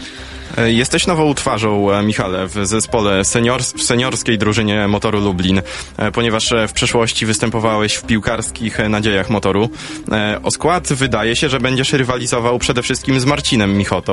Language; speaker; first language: Polish; native; Polish